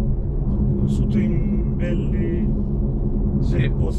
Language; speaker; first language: Italian; non-native, fluent; Albanian